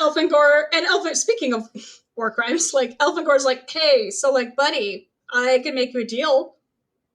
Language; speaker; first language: English; native; English